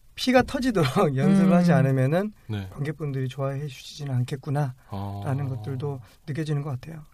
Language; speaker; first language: Korean; native; Korean